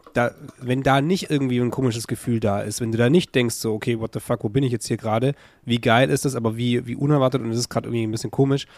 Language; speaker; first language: German; native; German